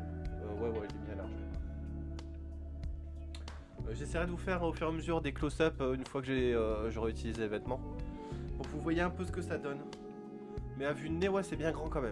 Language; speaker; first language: French; native; French